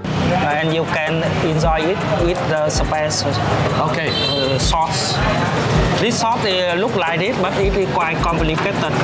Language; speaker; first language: English; non-native, learner; Vietnamese